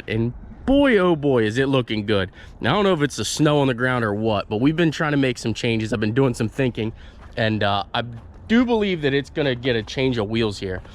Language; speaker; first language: English; native; English